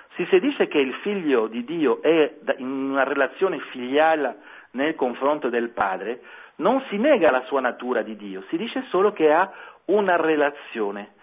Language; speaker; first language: Italian; non-native, fluent; French